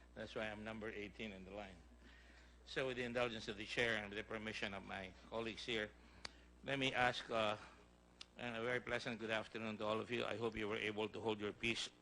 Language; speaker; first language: English; non-native, local second language; Filipino